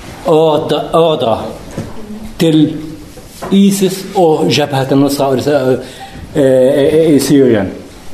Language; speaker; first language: Danish; non-native, learner; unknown